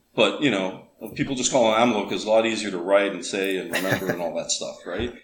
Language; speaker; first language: English; early bilingual, other home language; Spanish